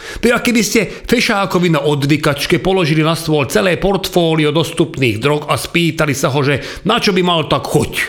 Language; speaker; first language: Slovak; non-native, local second language; Hungarian